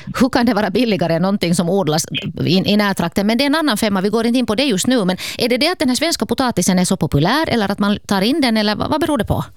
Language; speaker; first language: Swedish; native; Swedish